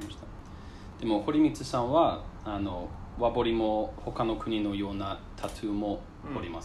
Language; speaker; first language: Japanese; non-native, learner; English